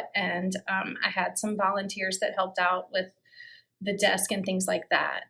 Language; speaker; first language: English; native; English